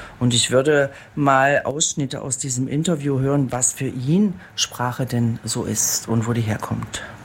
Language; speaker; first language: German; native; German